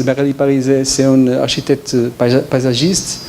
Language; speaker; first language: French; non-native, fluent; Portuguese